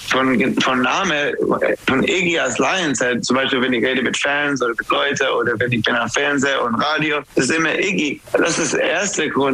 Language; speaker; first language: German; non-native, fluent; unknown